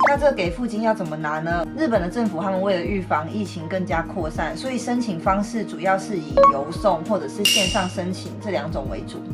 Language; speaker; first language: Chinese; native; Chinese